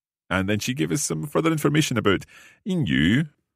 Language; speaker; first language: English; native; English